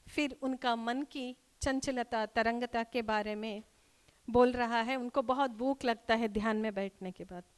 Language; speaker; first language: Hindi; non-native, local second language; Kannada